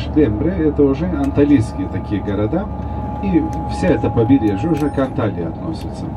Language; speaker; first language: Russian; non-native, fluent; Turkish